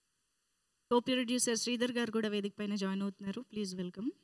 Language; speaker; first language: Telugu; native; Telugu